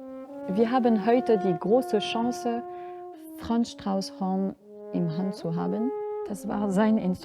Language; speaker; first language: German; non-native, fluent; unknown